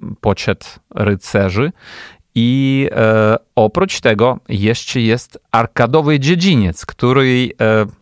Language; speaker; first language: Polish; non-native, fluent; Ukrainian